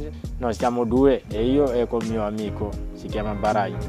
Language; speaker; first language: Italian; non-native, learner; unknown